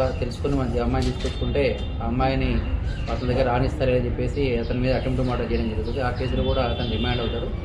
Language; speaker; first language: Telugu; native; Telugu